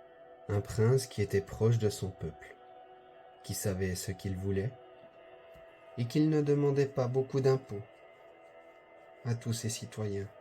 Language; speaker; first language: French; native; French